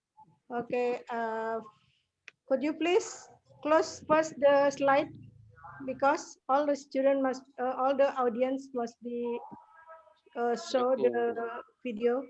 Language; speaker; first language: English; non-native, learner; Indonesian